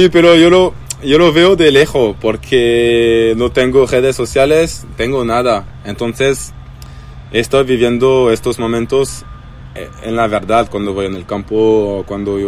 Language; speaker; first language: Spanish; non-native, learner; French